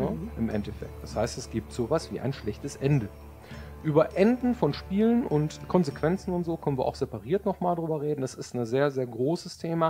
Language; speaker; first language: German; native; German